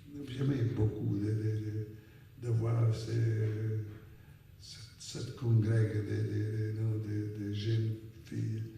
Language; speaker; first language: French; non-native, fluent; Italian